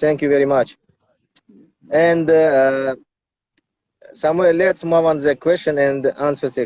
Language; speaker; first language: English; non-native, learner; Tajik